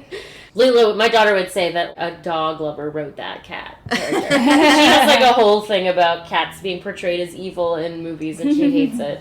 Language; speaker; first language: English; native; English